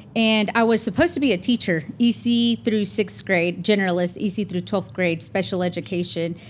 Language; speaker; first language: English; native; English